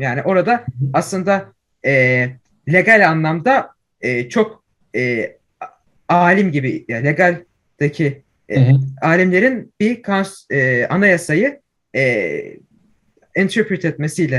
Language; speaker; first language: Turkish; early bilingual, heritage; Turkish